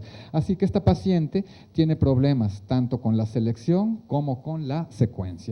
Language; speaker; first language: Spanish; native; Spanish